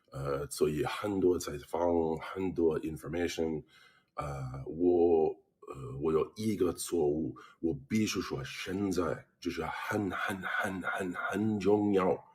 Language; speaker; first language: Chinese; non-native, learner; English